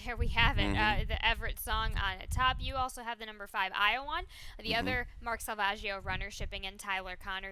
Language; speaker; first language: English; native; English